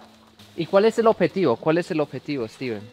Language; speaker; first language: Spanish; native; Spanish